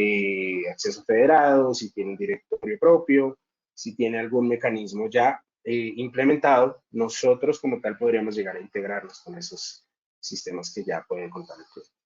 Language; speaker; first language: Spanish; native; Spanish